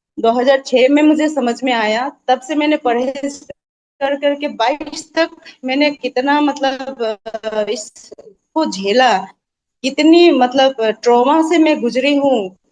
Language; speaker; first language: Hindi; non-native, local second language; Assamese